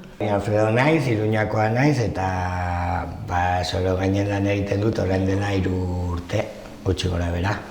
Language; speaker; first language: Basque; non-native, local second language; Spanish